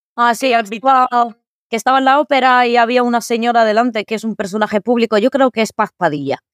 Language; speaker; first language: Spanish; early bilingual, other home language; Arabic